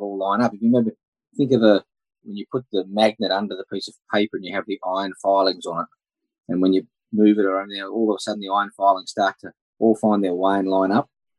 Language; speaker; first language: English; native; English